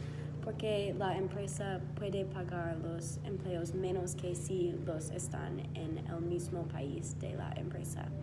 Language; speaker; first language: Spanish; non-native, learner; English